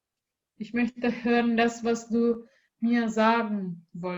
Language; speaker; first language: German; non-native, learner; Indonesian